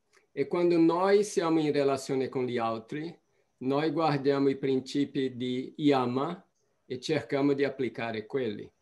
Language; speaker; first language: Italian; non-native, fluent; Portuguese